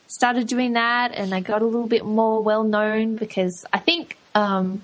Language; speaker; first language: English; native; English